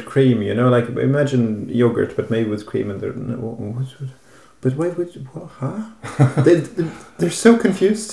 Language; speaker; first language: English; non-native, fluent; Norwegian